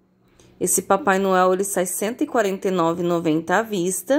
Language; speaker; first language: Portuguese; native; Portuguese